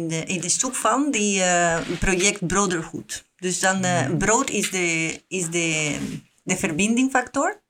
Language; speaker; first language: Dutch; non-native, learner; Spanish